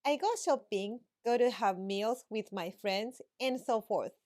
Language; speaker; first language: English; non-native, fluent; Japanese